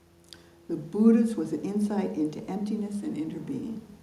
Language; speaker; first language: English; native; English